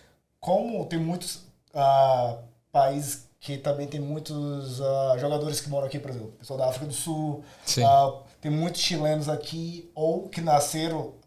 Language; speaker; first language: Portuguese; native; Portuguese